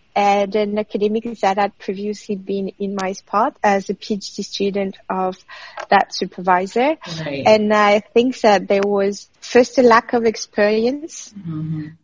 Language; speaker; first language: English; non-native, fluent; French